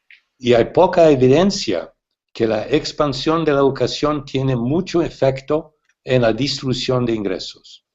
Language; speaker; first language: Spanish; non-native, fluent; English